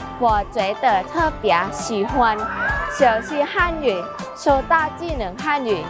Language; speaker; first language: Chinese; non-native, learner; Thai